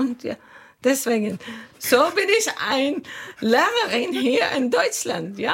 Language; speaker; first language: German; non-native, learner; Arabic